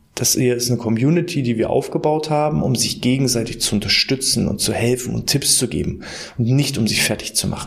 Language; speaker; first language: German; native; German